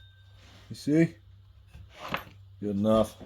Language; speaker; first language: English; native; English